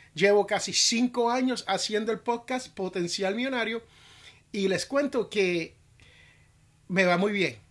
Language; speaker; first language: Spanish; native; Spanish